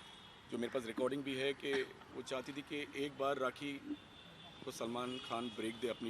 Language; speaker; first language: Hindi; native; Hindi